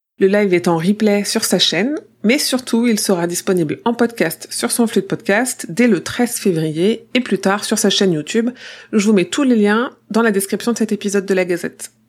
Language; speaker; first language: French; native; French